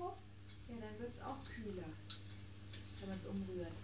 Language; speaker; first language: German; native; German